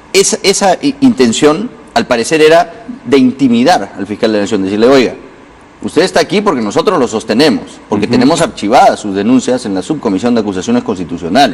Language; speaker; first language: Spanish; native; Spanish